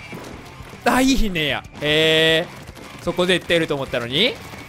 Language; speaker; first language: Japanese; native; Japanese